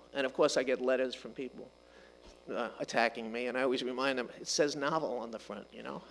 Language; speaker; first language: English; native; English